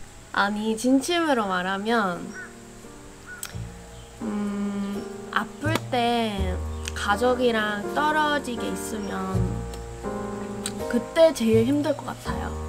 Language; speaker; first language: Korean; non-native, fluent; English